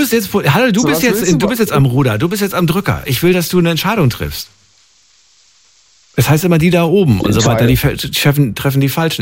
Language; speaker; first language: German; native; German